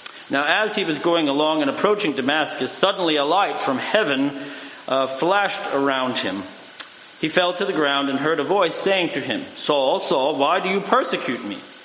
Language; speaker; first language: English; native; English